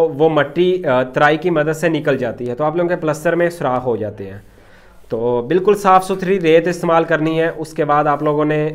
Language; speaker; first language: Urdu; non-native, local second language; Punjabi